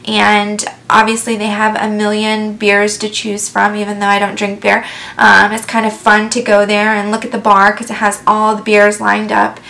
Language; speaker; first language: English; native; English